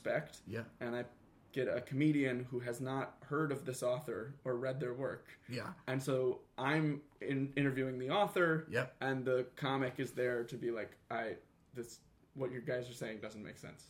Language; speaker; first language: English; native; English